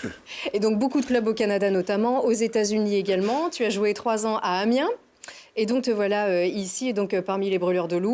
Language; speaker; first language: French; native; French